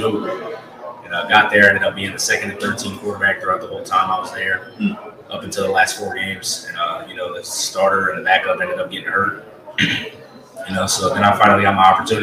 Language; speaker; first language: English; native; English